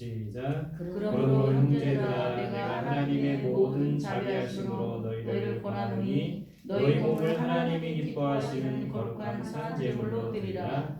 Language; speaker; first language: Korean; native; Korean